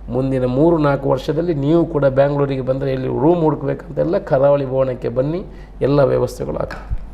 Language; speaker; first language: Kannada; non-native, local second language; Tulu